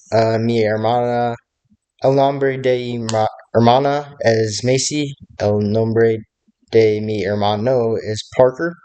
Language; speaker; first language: Spanish; non-native, learner; English